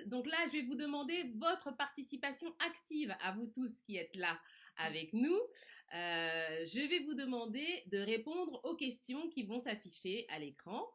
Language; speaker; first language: French; native; French